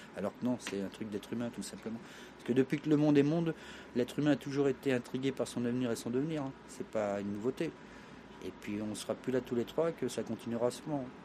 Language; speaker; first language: French; native; French